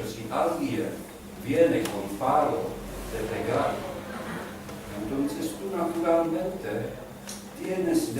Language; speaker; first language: Spanish; non-native, learner; Czech